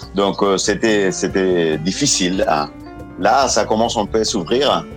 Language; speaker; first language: French; non-native, fluent; Spanish